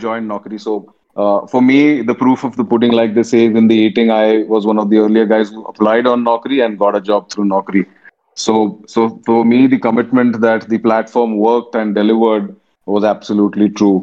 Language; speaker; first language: English; non-native, local second language; Tamil